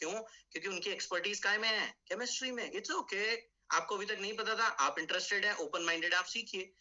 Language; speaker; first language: Hindi; native; Hindi